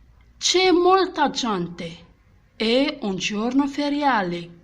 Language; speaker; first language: Italian; non-native, fluent; French